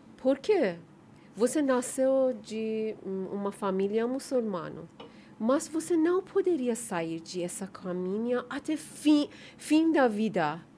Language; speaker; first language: Portuguese; non-native, learner; Persian